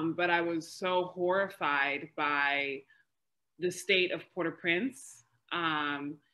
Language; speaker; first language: English; native; English